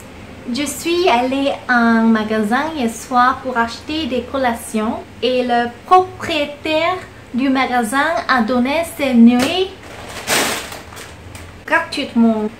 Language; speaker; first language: French; non-native, learner; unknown